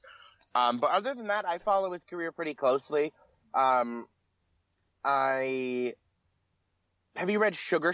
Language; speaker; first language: English; native; English